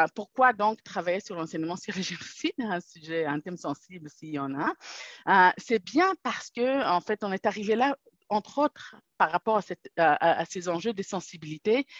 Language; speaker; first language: French; non-native, fluent; Hebrew